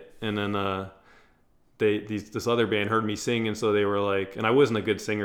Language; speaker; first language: English; native; English